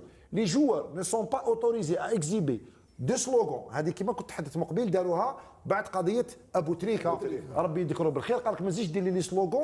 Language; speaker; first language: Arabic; native; Arabic